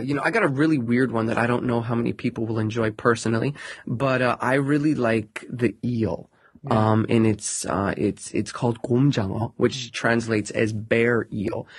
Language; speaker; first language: English; native; English